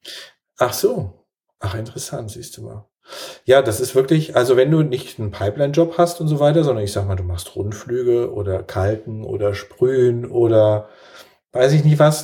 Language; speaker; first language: German; native; German